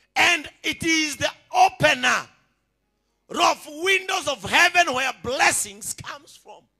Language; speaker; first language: English; non-native, local second language; Swahili